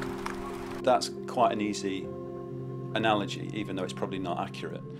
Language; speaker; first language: English; native; English